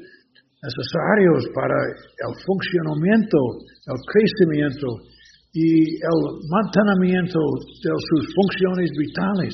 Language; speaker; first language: Spanish; non-native, learner; English